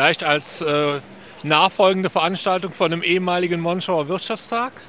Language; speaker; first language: German; native; German